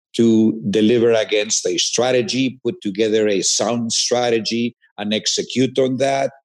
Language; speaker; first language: English; non-native, fluent; Spanish